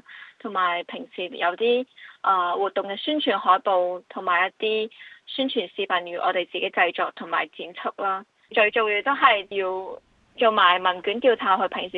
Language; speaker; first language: Chinese; non-native, local second language; Cantonese